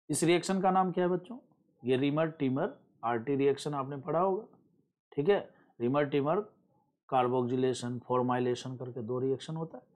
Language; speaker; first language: Hindi; native; Hindi